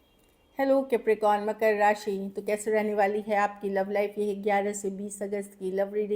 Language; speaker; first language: Hindi; native; Hindi